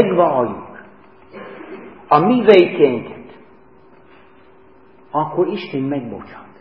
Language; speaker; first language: Hungarian; non-native, fluent; English